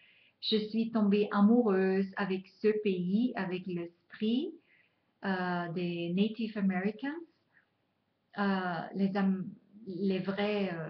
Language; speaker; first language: French; non-native, fluent; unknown